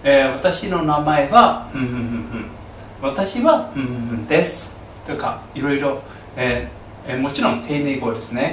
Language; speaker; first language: Japanese; non-native, fluent; German